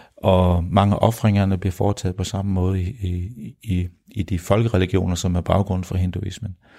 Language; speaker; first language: Danish; early bilingual, heritage; Danish